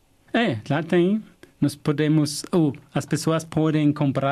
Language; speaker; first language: Portuguese; non-native, fluent; German